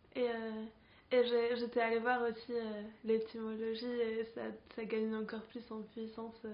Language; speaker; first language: French; non-native, fluent; Spanish